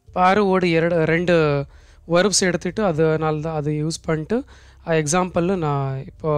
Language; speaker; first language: Tamil; non-native, local second language; Kannada